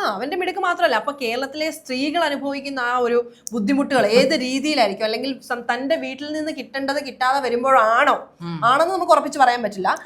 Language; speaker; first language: Malayalam; native; Malayalam